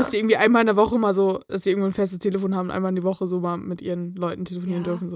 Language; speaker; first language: German; native; German